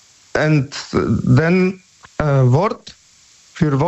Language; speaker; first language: German; non-native, learner; Polish